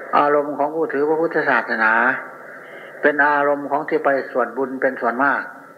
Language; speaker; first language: Thai; native; Thai